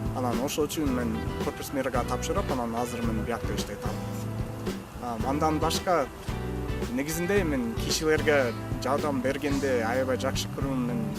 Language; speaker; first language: Kyrgyz; non-native, learner; English